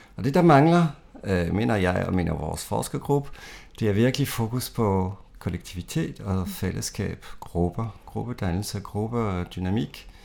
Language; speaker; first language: Danish; non-native, fluent; French